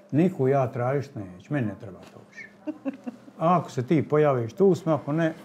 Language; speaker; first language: Serbian; native; Serbian